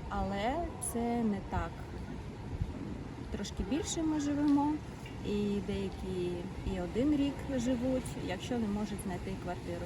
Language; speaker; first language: Ukrainian; non-native, local second language; Russian